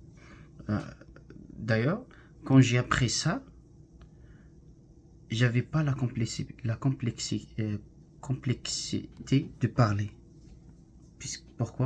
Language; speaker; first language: French; non-native, learner; Arabic